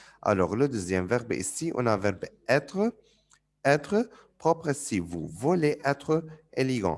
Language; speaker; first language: French; non-native, fluent; Arabic